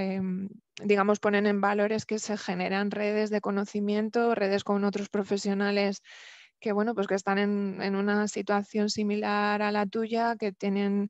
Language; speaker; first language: Spanish; native; Spanish